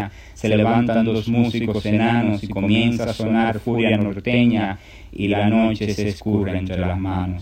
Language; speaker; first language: Spanish; native; Spanish